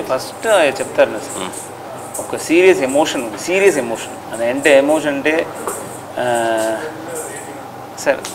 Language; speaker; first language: Telugu; non-native, learner; Tamil